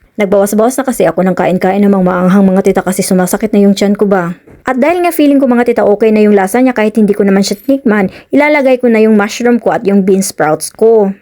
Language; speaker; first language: Filipino; non-native, local second language; Cebuano